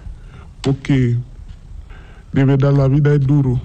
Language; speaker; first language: Spanish; non-native, learner; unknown